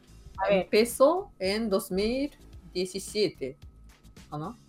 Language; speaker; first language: Spanish; non-native, fluent; Japanese